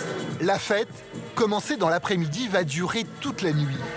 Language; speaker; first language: French; native; French